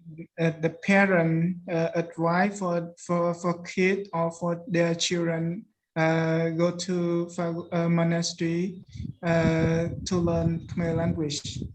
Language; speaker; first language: English; non-native, learner; Khmer